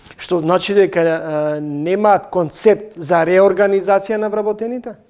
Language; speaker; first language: Macedonian; native; Macedonian